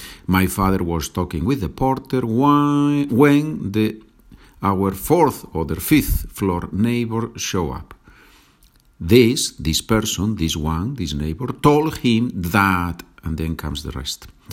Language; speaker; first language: English; non-native, fluent; Spanish